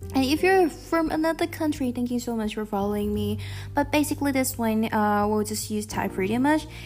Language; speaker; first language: English; non-native, fluent; Thai